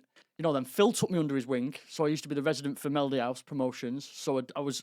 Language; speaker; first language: English; native; English